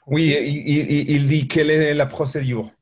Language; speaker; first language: French; non-native, learner; Spanish